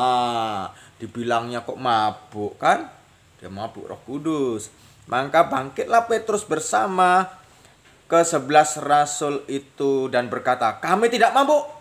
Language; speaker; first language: Indonesian; native; Indonesian